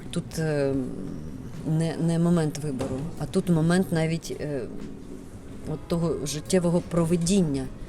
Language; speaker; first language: Ukrainian; non-native, local second language; Russian